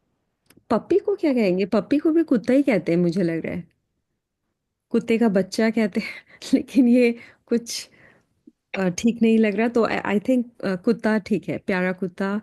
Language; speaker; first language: Hindi; native; Hindi